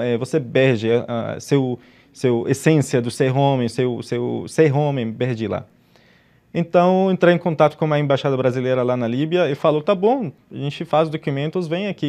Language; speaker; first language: Portuguese; non-native, fluent; Arabic